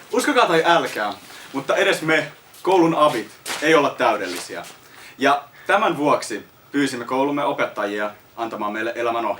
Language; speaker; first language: Finnish; native; Finnish